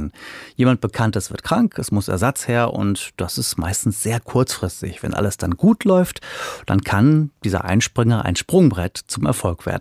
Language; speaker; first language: German; native; German